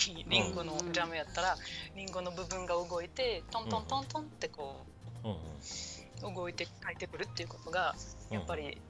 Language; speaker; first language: Japanese; non-native, fluent; French